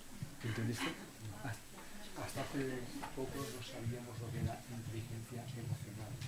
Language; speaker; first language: Spanish; native; Spanish